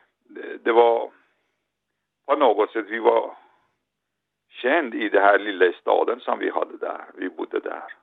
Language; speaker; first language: Swedish; non-native, learner; Persian